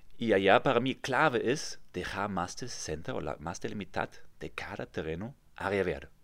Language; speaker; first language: Spanish; non-native, fluent; German